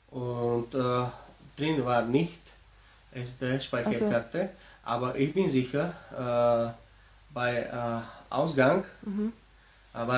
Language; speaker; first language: German; non-native, learner; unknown